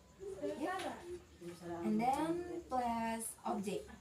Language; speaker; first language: English; non-native, fluent; Indonesian